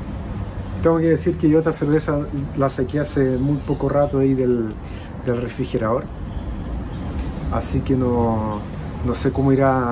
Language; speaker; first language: Spanish; native; Spanish